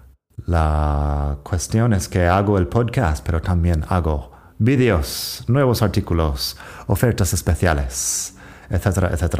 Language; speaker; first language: Spanish; non-native, fluent; English